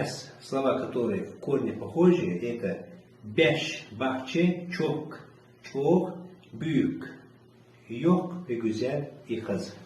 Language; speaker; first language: Russian; non-native, local second language; Chechen